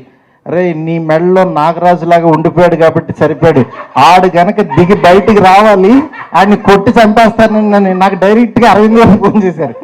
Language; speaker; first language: Telugu; native; Telugu